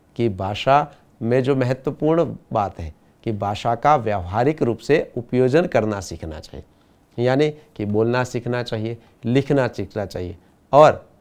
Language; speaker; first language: Hindi; non-native, local second language; Gujarati